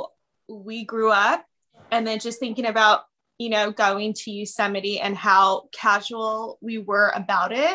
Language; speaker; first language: English; native; English